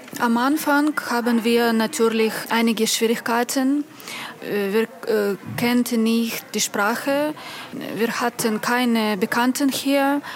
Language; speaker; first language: German; non-native, learner; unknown